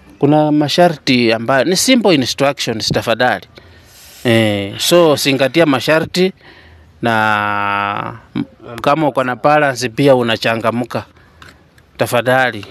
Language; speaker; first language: Swahili; native; Swahili